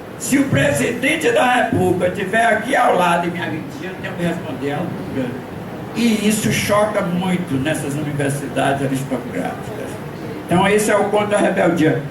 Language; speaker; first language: Portuguese; native; Portuguese